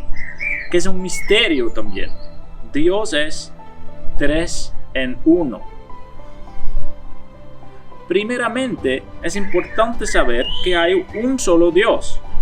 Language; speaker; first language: Spanish; non-native, fluent; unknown